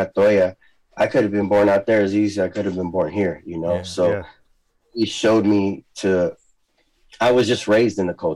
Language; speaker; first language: English; early bilingual, other home language; Spanish